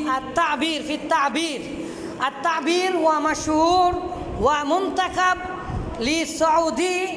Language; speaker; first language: Arabic; non-native, fluent; Bangla